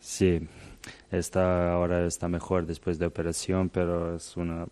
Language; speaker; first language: Spanish; non-native, learner; Serbian